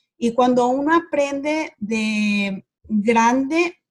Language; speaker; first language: Spanish; native; Spanish